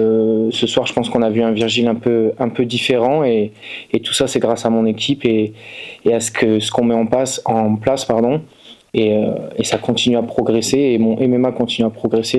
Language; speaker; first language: French; native; French